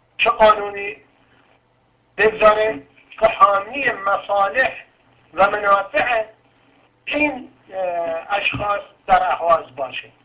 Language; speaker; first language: Persian; non-native, local second language; Arabic